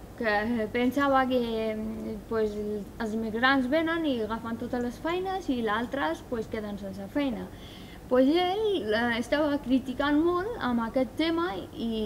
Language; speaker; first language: Catalan; non-native, learner; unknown